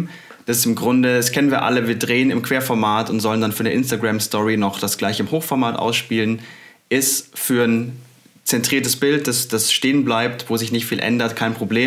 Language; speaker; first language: German; native; German